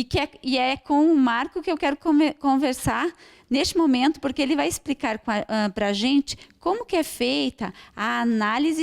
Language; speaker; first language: Portuguese; native; Portuguese